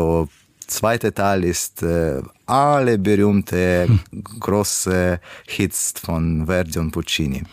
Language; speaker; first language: German; non-native, learner; Russian